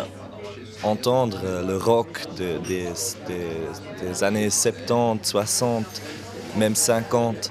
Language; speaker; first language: French; non-native, local second language; German